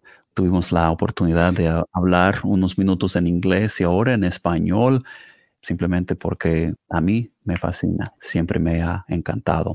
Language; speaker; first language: Spanish; non-native, fluent; English